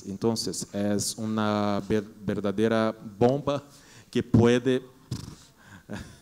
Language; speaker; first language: Spanish; non-native, learner; Portuguese